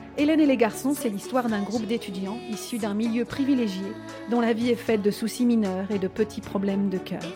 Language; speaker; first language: French; native; French